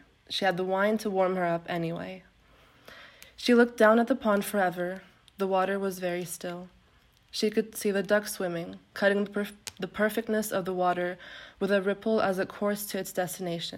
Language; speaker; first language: English; non-native, fluent; Turkish